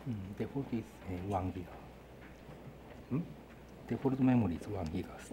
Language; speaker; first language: English; non-native, learner; Japanese